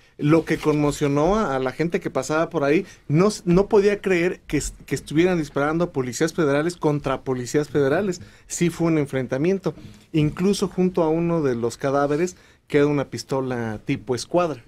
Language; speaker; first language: Spanish; native; Spanish